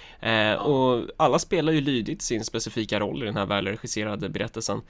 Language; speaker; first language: Swedish; native; Swedish